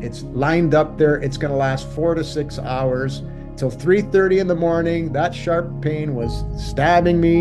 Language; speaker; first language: English; native; English